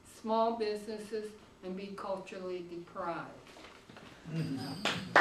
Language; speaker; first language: English; native; English